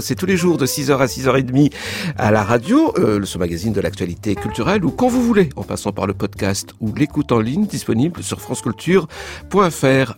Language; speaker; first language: French; native; French